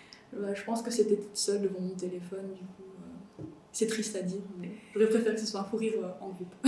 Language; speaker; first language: French; non-native, local second language; Malagasy